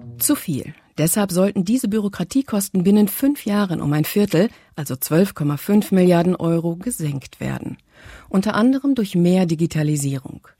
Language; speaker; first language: German; native; German